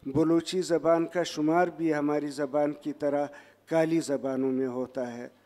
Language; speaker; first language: Urdu; non-native, local second language; Pashto